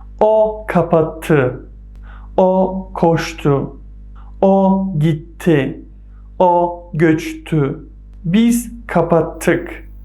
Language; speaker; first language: Turkish; non-native, fluent; Persian